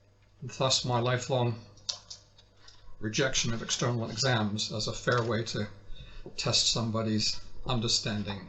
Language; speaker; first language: English; native; English